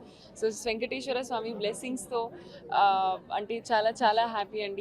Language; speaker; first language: Telugu; non-native, fluent; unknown